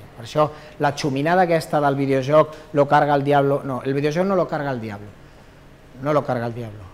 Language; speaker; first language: Spanish; non-native, local second language; Catalan